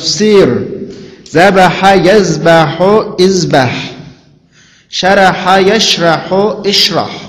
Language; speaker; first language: Arabic; non-native, fluent; Uyghur